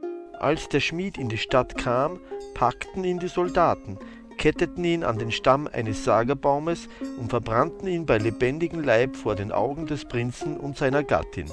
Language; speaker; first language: German; native; German